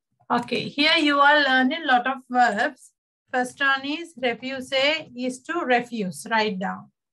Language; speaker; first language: English; non-native, local second language; Sinhala